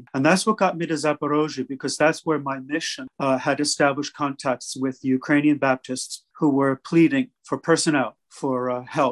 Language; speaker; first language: English; native; English